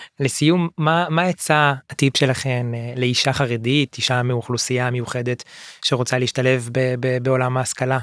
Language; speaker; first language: Hebrew; native; Hebrew